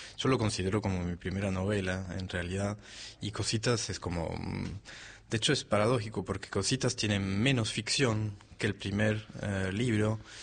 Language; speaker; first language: Spanish; non-native, fluent; French